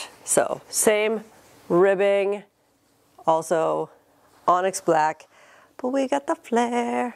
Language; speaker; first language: English; native; English